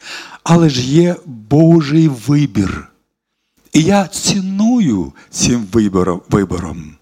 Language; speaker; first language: Ukrainian; non-native, local second language; Russian